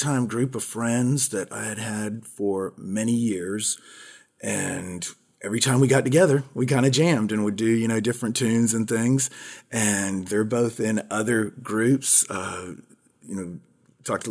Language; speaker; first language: English; native; English